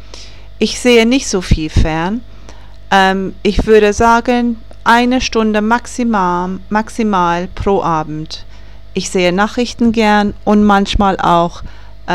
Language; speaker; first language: German; non-native, learner; English